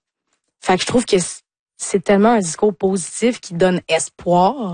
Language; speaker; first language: French; native; French